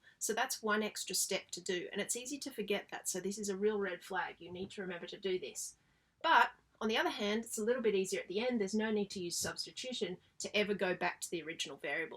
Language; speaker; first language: English; native; English